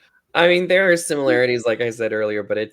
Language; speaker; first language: English; native; English